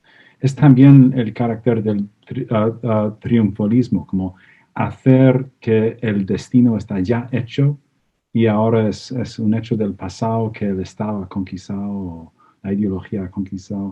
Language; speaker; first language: Spanish; non-native, fluent; English